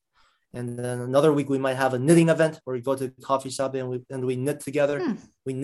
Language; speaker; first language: English; native; English